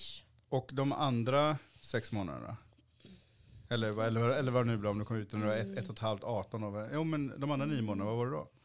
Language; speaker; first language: Swedish; early bilingual, other home language; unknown